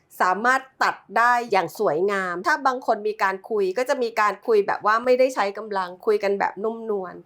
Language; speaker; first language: Thai; native; Thai